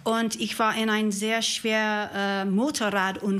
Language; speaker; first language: German; non-native, learner; English